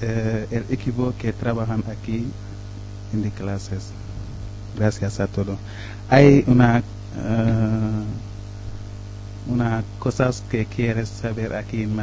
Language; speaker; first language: Spanish; non-native, learner; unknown